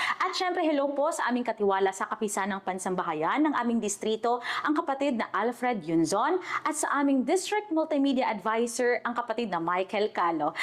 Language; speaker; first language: Filipino; non-native, local second language; Cebuano